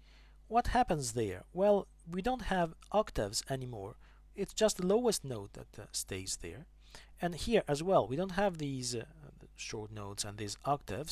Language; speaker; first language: English; non-native, fluent; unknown